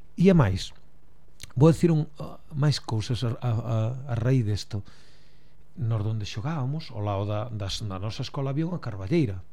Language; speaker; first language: Galician; native; Galician